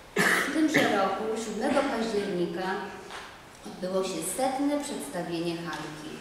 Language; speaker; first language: Polish; native; Polish